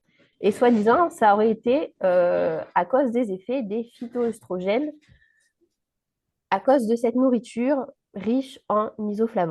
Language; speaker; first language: French; native; French